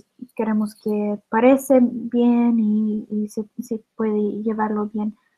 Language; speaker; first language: Spanish; non-native, learner; English